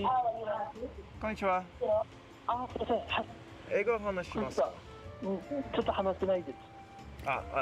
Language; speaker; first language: Japanese; non-native, learner; English